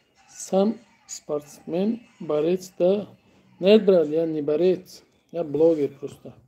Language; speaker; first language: Russian; non-native, learner; Tajik